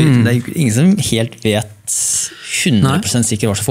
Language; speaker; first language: Norwegian; native; Norwegian